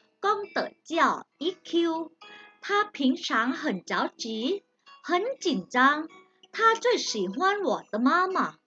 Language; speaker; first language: Chinese; non-native, fluent; Thai